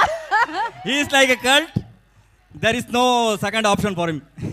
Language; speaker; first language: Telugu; non-native, learner; Kannada